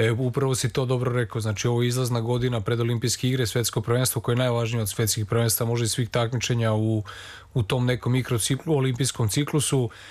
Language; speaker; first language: Serbian; native; Serbian